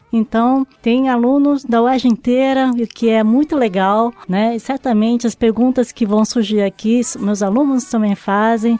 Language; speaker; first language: Portuguese; early bilingual, other home language; Japanese